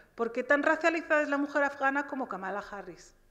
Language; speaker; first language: Spanish; early bilingual, other home language; Riffian